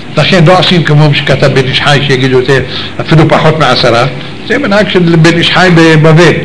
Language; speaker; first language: Hebrew; native; Hebrew